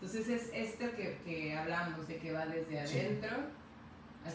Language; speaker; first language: Spanish; native; Spanish